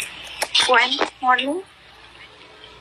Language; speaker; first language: English; non-native, learner; Indonesian